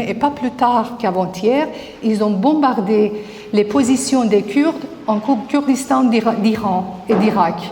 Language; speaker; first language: French; non-native, fluent; Persian